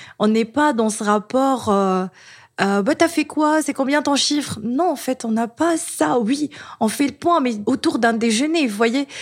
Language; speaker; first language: French; non-native, local second language; Arabic